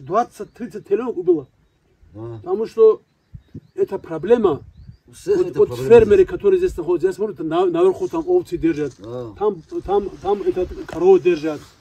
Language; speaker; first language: Russian; non-native, local second language; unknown